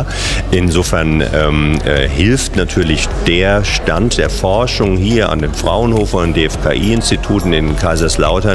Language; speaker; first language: German; native; German